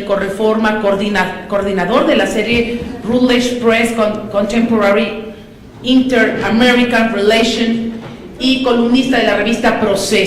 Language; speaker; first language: Spanish; native; Spanish